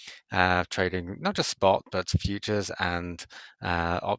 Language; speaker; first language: English; native; English